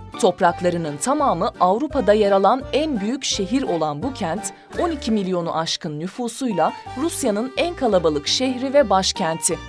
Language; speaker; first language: Turkish; native; Turkish